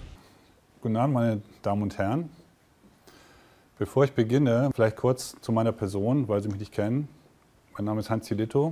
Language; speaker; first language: German; native; German